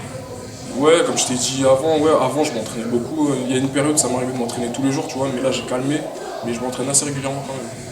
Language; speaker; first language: French; native; French